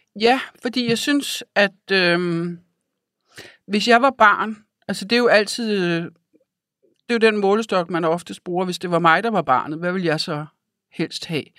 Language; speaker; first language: Danish; native; Danish